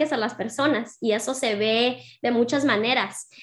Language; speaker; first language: Spanish; early bilingual, heritage; Spanish